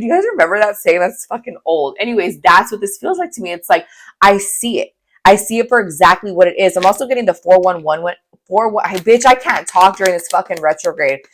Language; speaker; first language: English; native; English